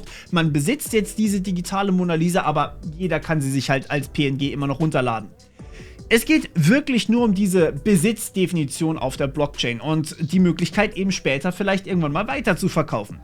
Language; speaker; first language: German; native; German